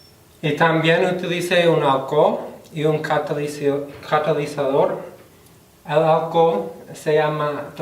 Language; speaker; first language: Spanish; non-native, fluent; English